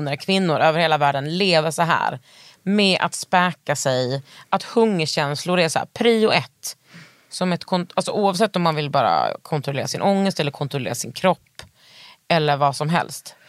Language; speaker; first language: Swedish; native; Swedish